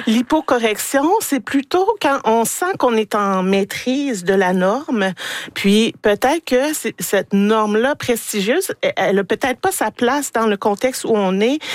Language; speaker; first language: French; native; French